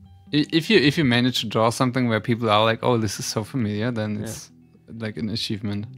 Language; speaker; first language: English; non-native, fluent; German